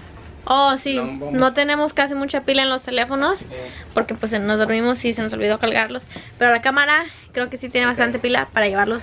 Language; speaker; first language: Spanish; native; Spanish